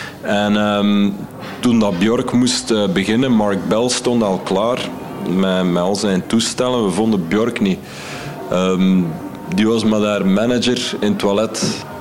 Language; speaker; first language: Dutch; native; Dutch